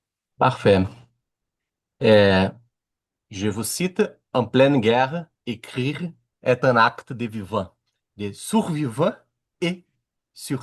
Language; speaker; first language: French; non-native, learner; Portuguese